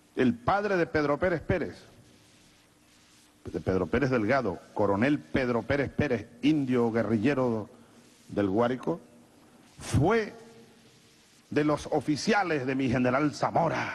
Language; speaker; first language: Spanish; native; Spanish